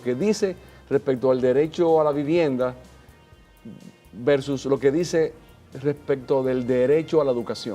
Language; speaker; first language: Spanish; native; Spanish